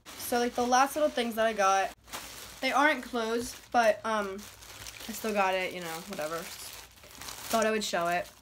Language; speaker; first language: English; native; English